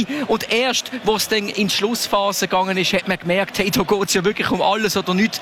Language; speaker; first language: German; native; German